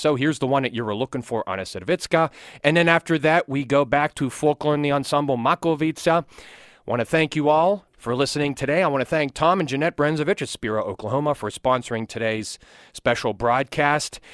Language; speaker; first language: English; native; English